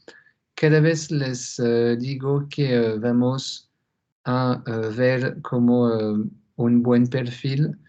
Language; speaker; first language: Spanish; non-native, fluent; French